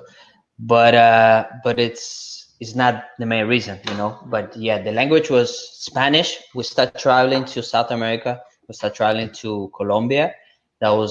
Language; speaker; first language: English; non-native, fluent; Russian